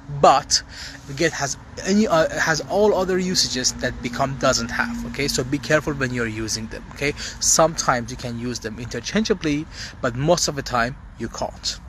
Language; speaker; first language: English; non-native, fluent; Persian